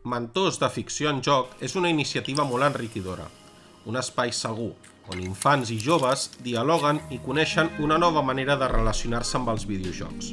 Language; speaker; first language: Catalan; native; Catalan